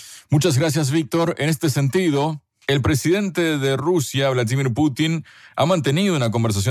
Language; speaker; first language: Spanish; native; Spanish